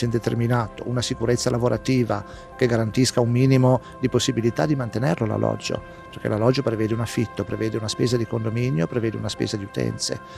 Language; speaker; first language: Italian; native; Italian